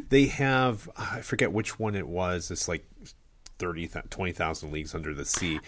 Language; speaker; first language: English; native; English